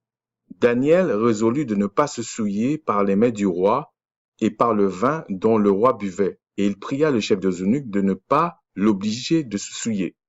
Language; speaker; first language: French; native; French